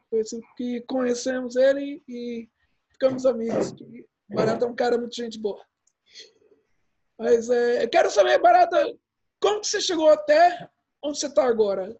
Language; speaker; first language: Portuguese; early bilingual, heritage; Portuguese